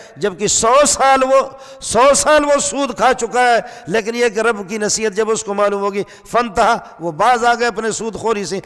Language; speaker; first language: Urdu; non-native, local second language; Brahui